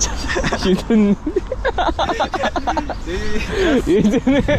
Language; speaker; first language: English; non-native, learner; Korean